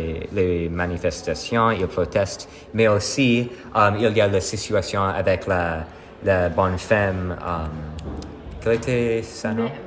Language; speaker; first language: French; non-native, learner; English